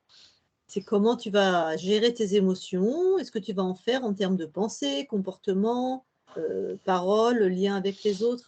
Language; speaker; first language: French; native; French